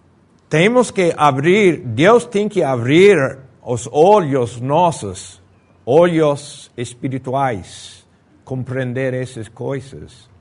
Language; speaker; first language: Portuguese; non-native, fluent; Spanish